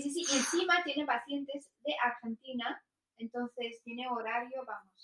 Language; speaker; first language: Spanish; non-native, fluent; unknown